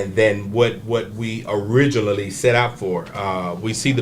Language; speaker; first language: English; native; English